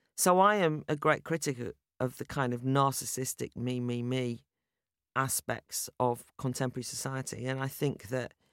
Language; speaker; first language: English; native; English